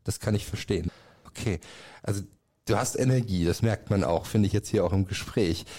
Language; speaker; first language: German; native; German